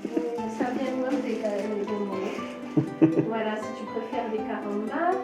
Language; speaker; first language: French; native; French